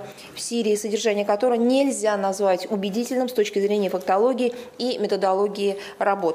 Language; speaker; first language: Russian; native; Russian